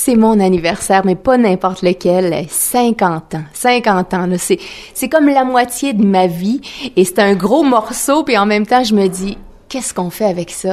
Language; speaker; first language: French; native; French